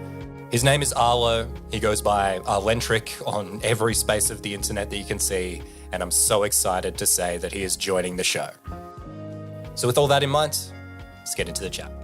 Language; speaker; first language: English; native; English